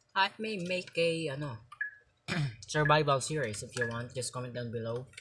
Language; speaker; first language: English; non-native, local second language; Filipino